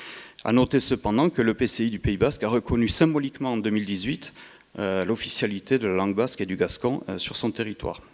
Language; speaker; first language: French; native; French